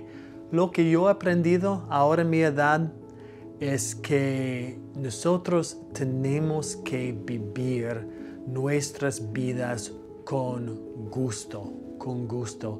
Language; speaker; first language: Spanish; non-native, fluent; English